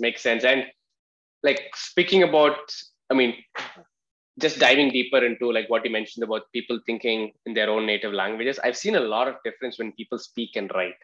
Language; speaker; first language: English; non-native, local second language; Malayalam